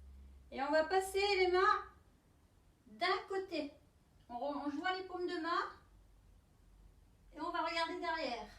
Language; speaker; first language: French; native; French